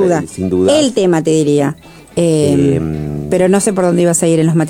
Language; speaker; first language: Spanish; native; Spanish